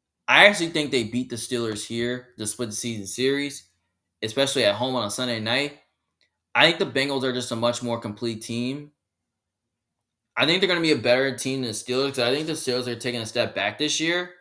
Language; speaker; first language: English; native; English